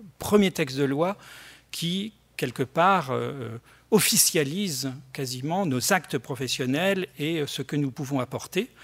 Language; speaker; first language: French; native; French